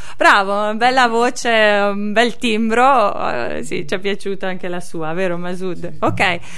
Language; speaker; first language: Italian; native; Italian